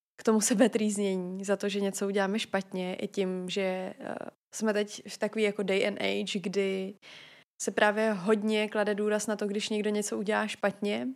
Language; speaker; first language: Czech; native; Czech